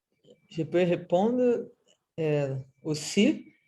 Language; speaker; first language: French; non-native, learner; Portuguese